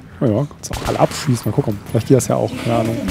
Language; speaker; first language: German; native; German